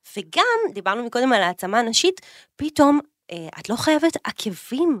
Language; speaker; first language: Hebrew; native; Hebrew